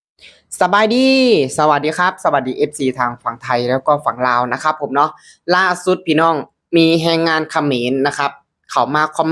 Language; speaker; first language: Thai; non-native, local second language; Lao